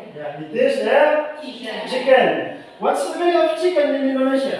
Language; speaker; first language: English; non-native, learner; Indonesian